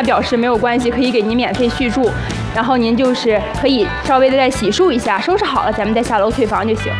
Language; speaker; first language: Chinese; native; Chinese